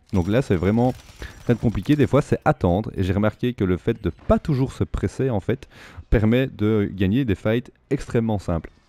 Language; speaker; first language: French; native; French